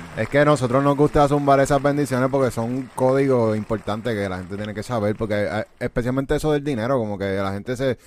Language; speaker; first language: Spanish; native; Spanish